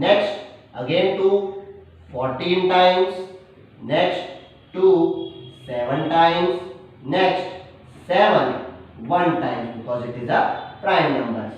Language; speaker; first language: English; non-native, local second language; Hindi